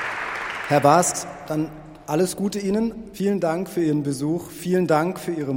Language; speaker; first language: German; native; German